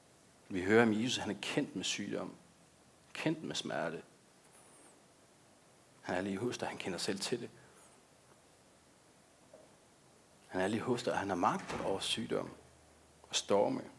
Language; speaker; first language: Danish; native; Danish